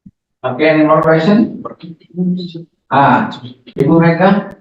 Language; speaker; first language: English; non-native, learner; Indonesian